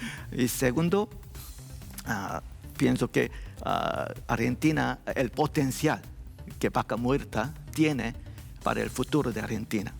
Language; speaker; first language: Spanish; non-native, learner; Korean